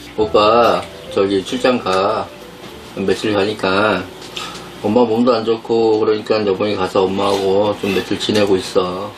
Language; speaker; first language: Korean; native; Korean